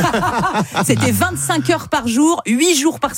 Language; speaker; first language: French; native; French